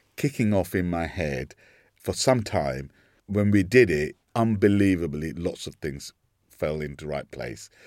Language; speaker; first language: English; non-native, local second language; Sinhala